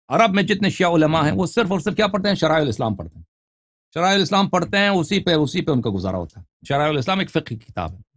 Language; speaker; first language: Urdu; non-native, fluent; Persian